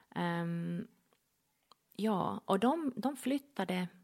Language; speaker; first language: Swedish; non-native, fluent; English